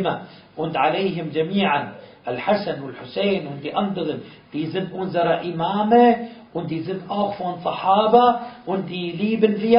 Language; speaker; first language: German; non-native, fluent; Arabic